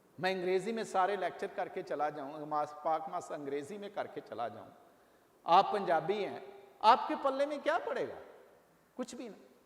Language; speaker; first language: Urdu; non-native, local second language; Punjabi